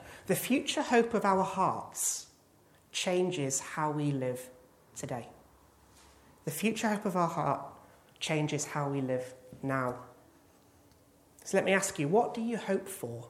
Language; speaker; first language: English; native; English